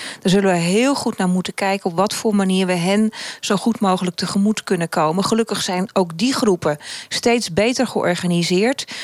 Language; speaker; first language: Dutch; native; Dutch